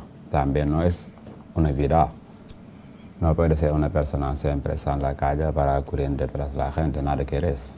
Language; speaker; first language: Spanish; non-native, learner; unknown